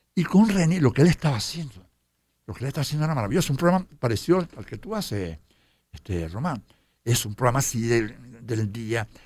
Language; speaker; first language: Spanish; native; Spanish